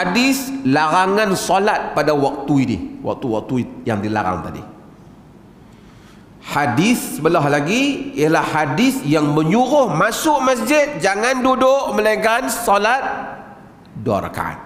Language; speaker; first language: Malay; native; Malay